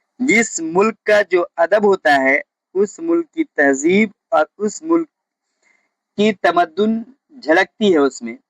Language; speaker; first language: Urdu; native; Urdu